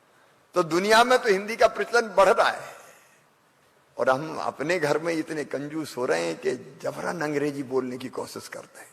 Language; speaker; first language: Hindi; native; Hindi